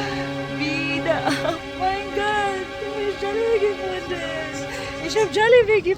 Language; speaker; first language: German; non-native, learner; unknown